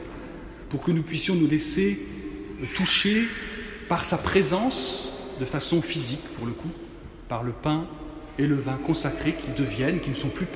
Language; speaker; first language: French; native; French